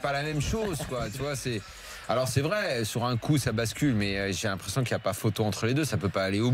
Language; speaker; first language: French; native; French